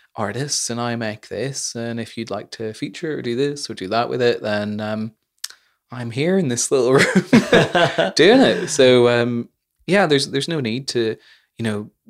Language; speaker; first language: English; native; English